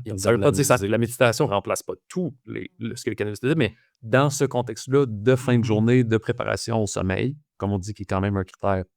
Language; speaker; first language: French; native; French